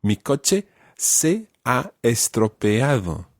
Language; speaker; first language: Spanish; non-native, fluent; English